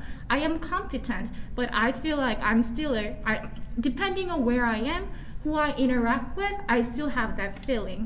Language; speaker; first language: English; non-native, fluent; Korean